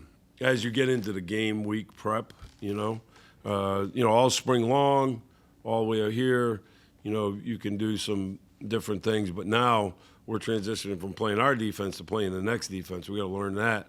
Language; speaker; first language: English; native; English